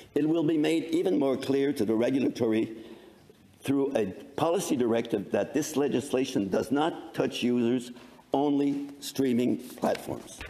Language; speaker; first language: English; non-native, local second language; French